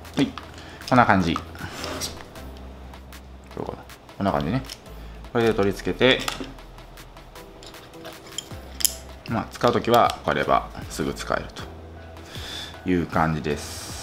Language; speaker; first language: Japanese; native; Japanese